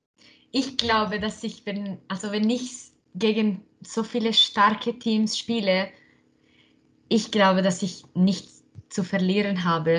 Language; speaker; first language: German; non-native, local second language; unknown